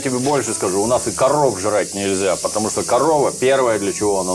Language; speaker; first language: Russian; native; Russian